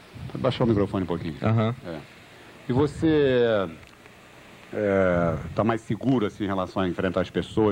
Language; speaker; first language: Portuguese; native; Portuguese